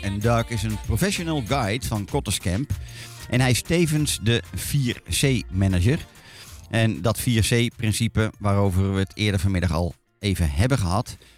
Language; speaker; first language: Dutch; native; Dutch